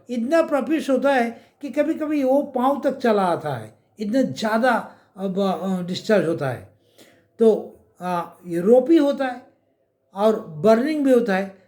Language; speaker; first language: Hindi; non-native, local second language; Bangla